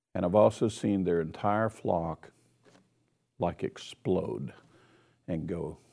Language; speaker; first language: English; native; English